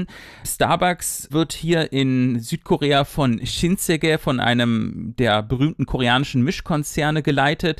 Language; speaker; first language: German; native; German